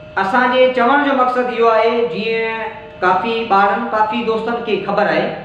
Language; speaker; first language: Sindhi; native; Sindhi